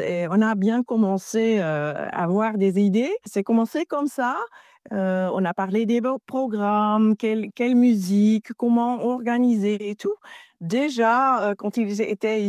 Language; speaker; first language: French; non-native, fluent; Dutch